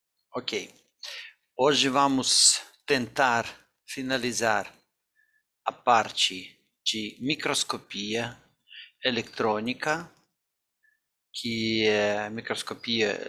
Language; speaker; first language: Portuguese; non-native, fluent; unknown